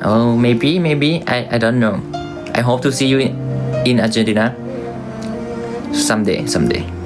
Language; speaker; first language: English; non-native, learner; Thai